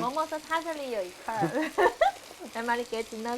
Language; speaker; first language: Chinese; native; Chinese